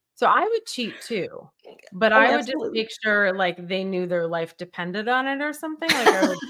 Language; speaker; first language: English; native; English